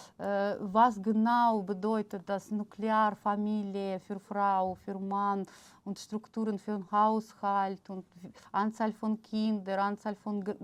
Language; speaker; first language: German; non-native, fluent; Russian